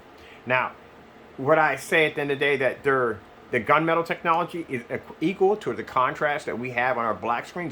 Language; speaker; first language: English; native; English